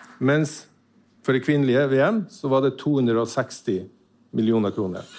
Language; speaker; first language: Norwegian; native; Norwegian